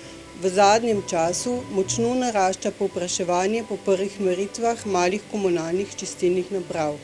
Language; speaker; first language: Slovenian; native; Slovenian